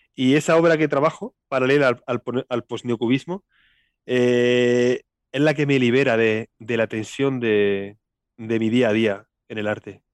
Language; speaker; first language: Spanish; native; Spanish